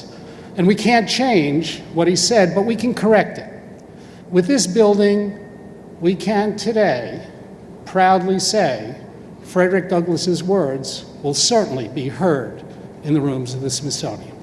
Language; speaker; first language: English; native; English